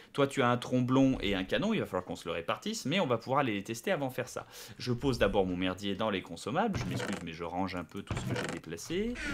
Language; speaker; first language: French; native; French